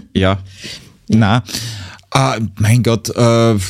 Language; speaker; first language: German; native; German